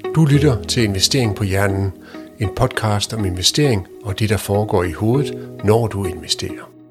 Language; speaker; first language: Danish; native; Danish